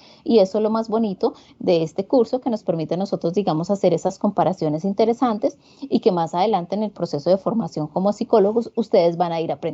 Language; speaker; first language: Spanish; native; Spanish